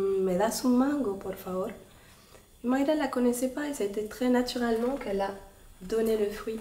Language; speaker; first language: French; native; French